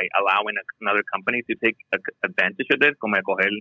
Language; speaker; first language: Spanish; native; Spanish